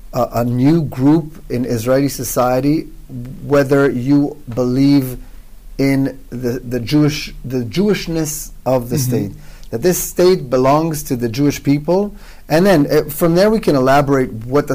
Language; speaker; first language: English; non-native, fluent; Hebrew